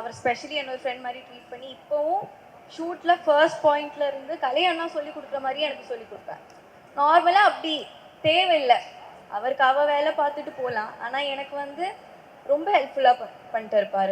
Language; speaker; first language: Tamil; non-native, fluent; Malayalam